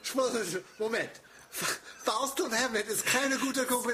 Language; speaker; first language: German; non-native, fluent; English